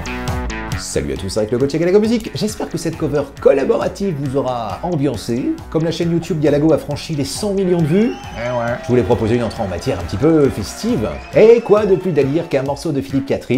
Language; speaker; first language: French; native; French